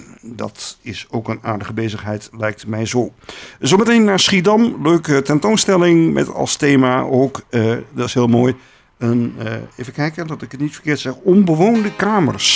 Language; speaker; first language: Dutch; native; Dutch